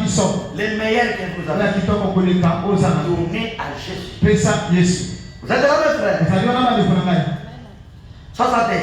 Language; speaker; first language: French; non-native, local second language; Lingala